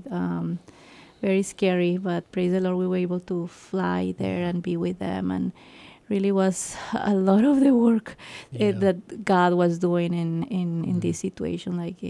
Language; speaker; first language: English; non-native, fluent; Spanish